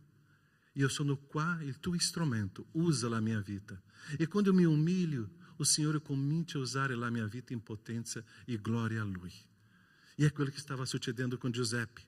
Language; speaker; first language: Italian; non-native, fluent; Portuguese